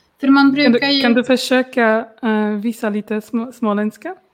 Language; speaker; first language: Swedish; non-native, learner; Polish